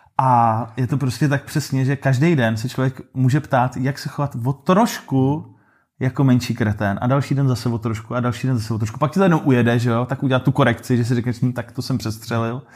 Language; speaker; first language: Czech; native; Czech